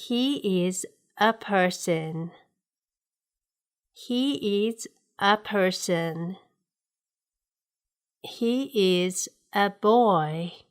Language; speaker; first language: English; non-native, fluent; Japanese